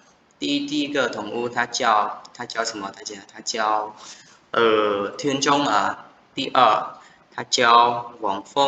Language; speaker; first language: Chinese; non-native, fluent; Khmer